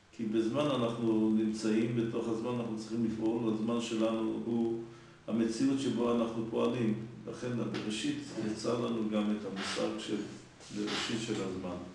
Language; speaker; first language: Hebrew; native; Hebrew